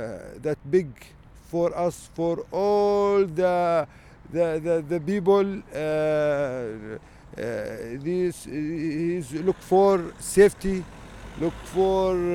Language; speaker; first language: English; non-native, learner; Arabic